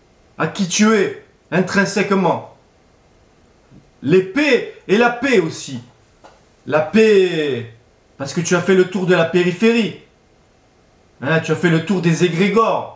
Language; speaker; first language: French; native; French